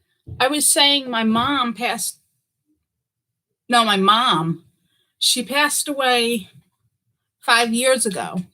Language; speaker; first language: English; native; English